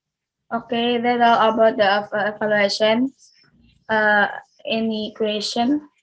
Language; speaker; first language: English; non-native, learner; Indonesian